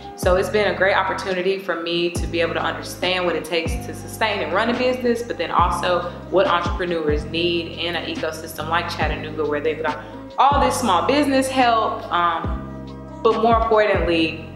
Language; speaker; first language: English; native; English